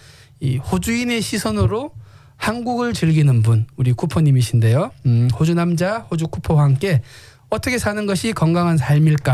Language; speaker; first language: Korean; native; Korean